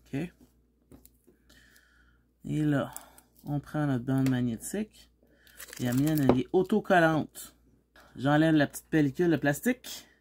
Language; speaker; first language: French; native; French